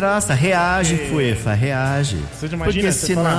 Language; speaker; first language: Portuguese; native; Portuguese